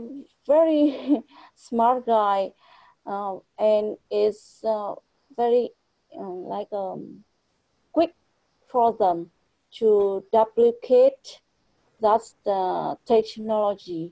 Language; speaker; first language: English; non-native, fluent; Vietnamese